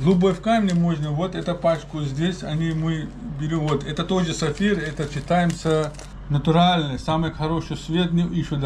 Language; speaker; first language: Russian; non-native, learner; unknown